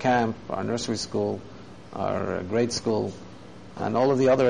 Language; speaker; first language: English; native; English